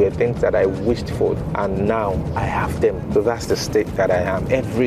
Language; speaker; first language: English; non-native, local second language; Yoruba